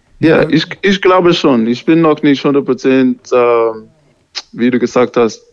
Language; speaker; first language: German; non-native, learner; English